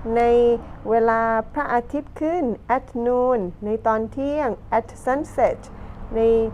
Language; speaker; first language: Thai; non-native, local second language; Pattani Malay